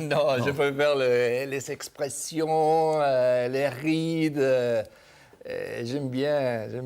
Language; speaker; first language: French; non-native, fluent; Spanish